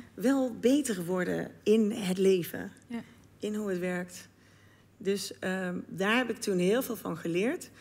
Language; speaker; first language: Dutch; native; Dutch